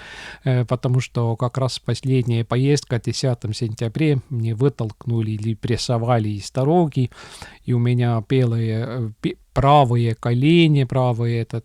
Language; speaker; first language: Russian; non-native, local second language; Estonian